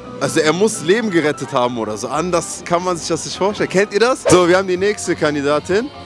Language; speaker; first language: German; early bilingual, other home language; Turkish